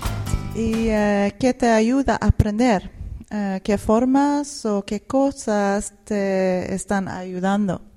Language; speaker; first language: Spanish; non-native, fluent; Swedish